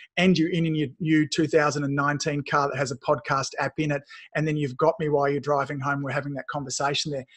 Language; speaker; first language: English; native; English